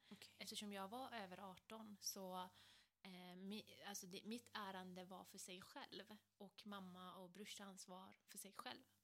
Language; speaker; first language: Swedish; non-native, fluent; Persian